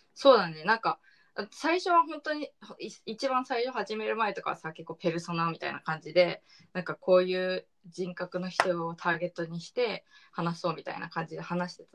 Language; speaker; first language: Japanese; early bilingual, heritage; Japanese